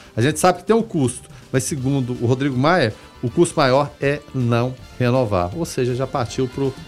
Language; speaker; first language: Portuguese; native; Portuguese